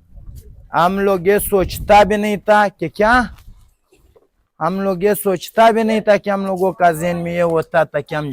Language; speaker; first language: Hindi; non-native, local second language; Pashto